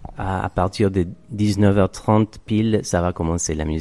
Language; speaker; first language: French; non-native, fluent; Spanish